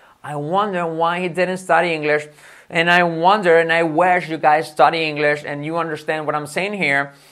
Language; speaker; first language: English; non-native, fluent; Spanish